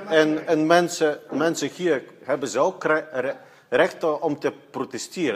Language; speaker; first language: Dutch; non-native, fluent; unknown